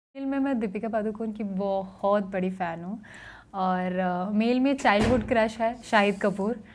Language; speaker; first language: Hindi; native; Hindi